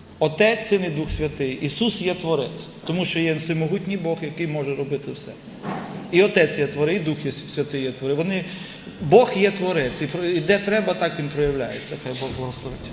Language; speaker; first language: Ukrainian; native; Ukrainian